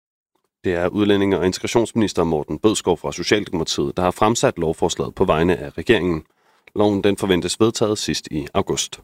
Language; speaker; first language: Danish; native; Danish